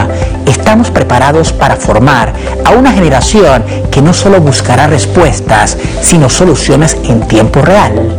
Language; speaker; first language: Spanish; native; Spanish